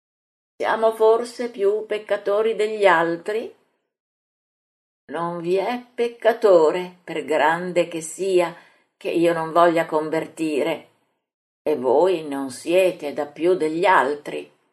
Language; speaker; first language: Italian; native; Italian